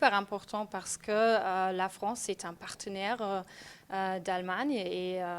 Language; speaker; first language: French; non-native, fluent; German